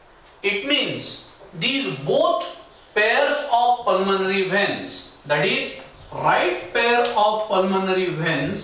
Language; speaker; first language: English; non-native, local second language; Marathi